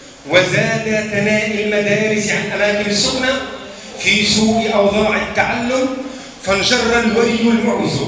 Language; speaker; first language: Arabic; native; Arabic